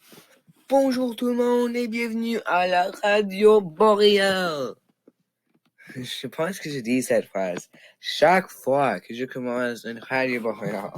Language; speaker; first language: French; non-native, local second language; English